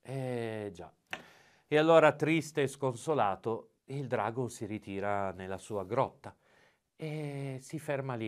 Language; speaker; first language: Italian; native; Italian